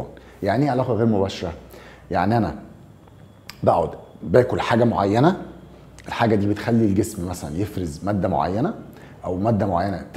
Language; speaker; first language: Arabic; native; Arabic